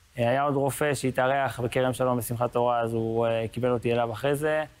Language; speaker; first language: Hebrew; native; Hebrew